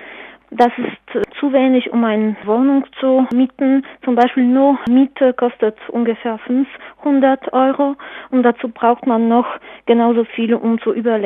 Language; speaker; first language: German; non-native, fluent; Polish